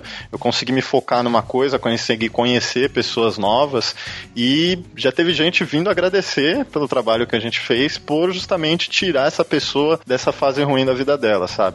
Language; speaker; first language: Portuguese; native; Portuguese